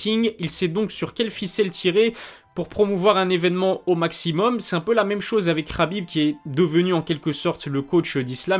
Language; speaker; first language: French; native; French